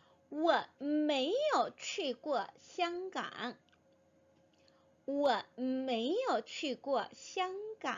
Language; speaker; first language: Chinese; non-native, fluent; Korean